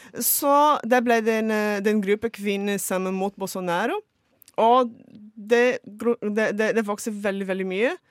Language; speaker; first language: Norwegian; non-native, fluent; Portuguese